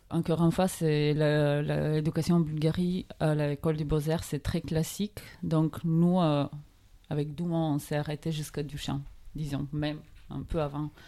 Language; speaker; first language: French; non-native, fluent; Bulgarian